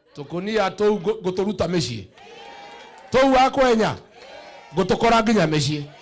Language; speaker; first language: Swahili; non-native, local second language; Kikuyu